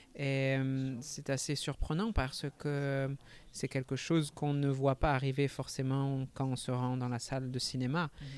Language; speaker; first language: French; native; French